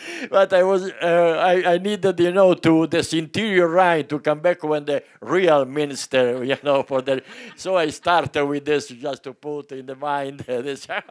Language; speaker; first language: English; non-native, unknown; Italian